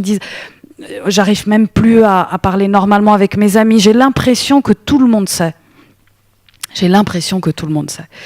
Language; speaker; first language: French; native; French